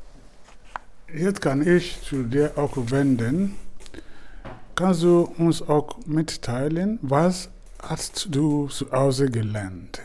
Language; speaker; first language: German; non-native, fluent; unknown